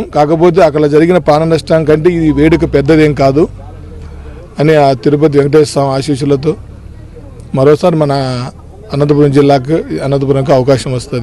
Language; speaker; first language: Telugu; native; Telugu